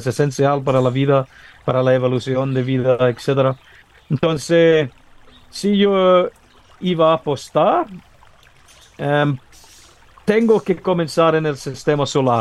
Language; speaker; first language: Spanish; non-native, fluent; English